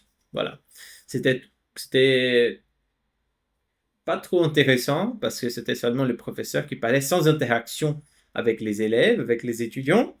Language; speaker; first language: French; non-native, fluent; Portuguese